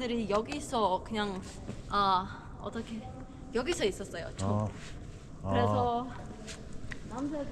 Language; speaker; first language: Korean; non-native, learner; Persian